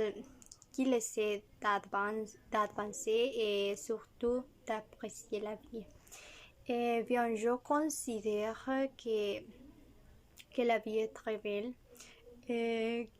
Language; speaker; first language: French; non-native, learner; Spanish